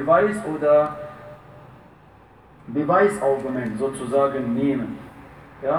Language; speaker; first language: German; non-native, fluent; Arabic